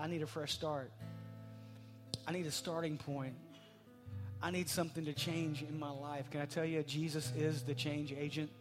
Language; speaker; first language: English; native; English